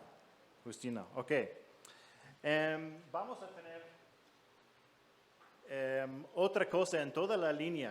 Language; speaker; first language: Spanish; non-native, fluent; English